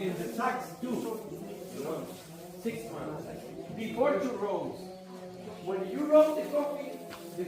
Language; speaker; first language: English; non-native, learner; Spanish